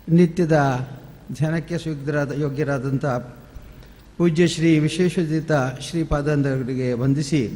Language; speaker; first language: Kannada; non-native, local second language; Tulu